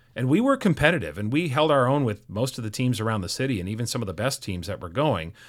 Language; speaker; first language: English; native; English